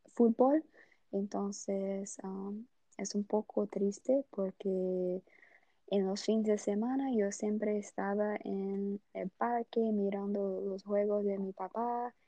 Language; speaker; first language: Spanish; non-native, learner; Portuguese